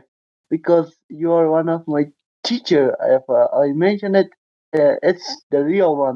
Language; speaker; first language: English; non-native, learner; Persian